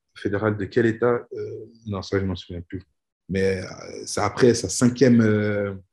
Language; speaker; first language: French; native; French